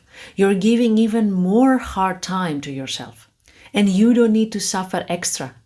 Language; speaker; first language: English; non-native, fluent; Greek